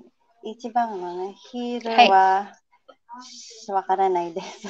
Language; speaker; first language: Japanese; non-native, learner; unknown